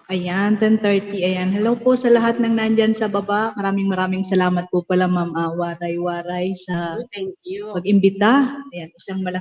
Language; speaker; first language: Filipino; non-native, local second language; Bikol